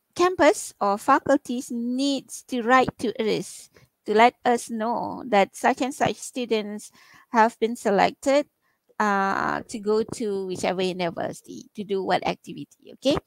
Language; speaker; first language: English; non-native, local second language; Malay